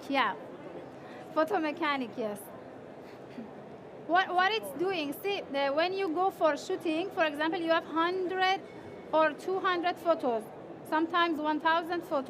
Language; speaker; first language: English; non-native, fluent; Persian